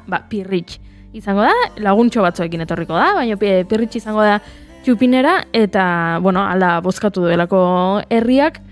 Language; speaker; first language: Basque; native; Basque